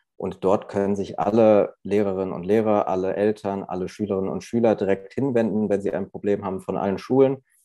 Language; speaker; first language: German; early bilingual, other home language; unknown